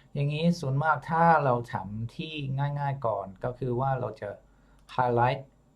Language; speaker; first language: Thai; non-native, fluent; English